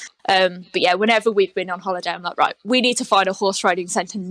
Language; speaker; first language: English; native; English